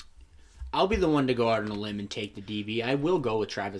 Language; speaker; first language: English; native; English